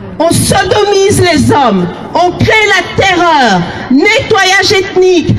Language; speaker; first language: French; early bilingual, other home language; Lingala